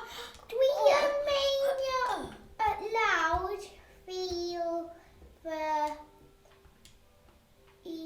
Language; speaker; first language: Welsh; non-native, local second language; English